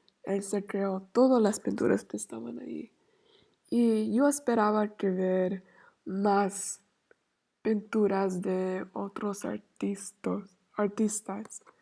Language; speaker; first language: Spanish; non-native, learner; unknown